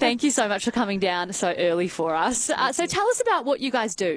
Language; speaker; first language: English; native; English